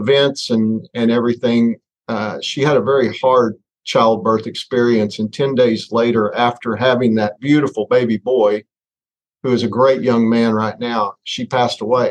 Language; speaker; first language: English; native; English